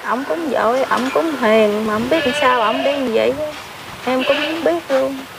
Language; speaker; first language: Vietnamese; non-native, local second language; Khmer